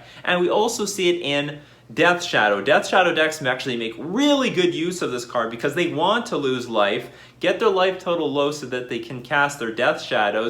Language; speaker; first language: English; native; English